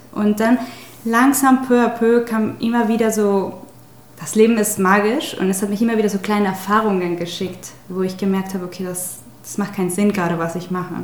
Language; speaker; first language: German; non-native, fluent; Spanish